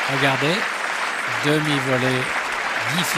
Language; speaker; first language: French; native; French